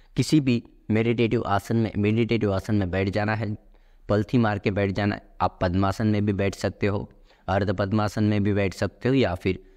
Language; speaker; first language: Hindi; non-native, local second language; Marathi